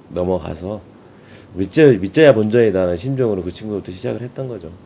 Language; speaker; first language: Korean; native; Korean